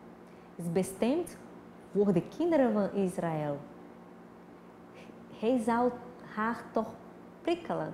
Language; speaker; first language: Dutch; non-native, fluent; Portuguese